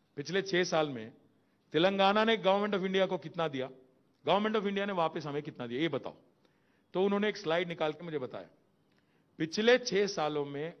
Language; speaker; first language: Hindi; non-native, local second language; Telugu